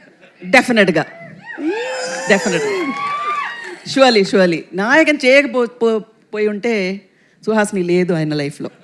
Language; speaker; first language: Telugu; non-native, fluent; Tamil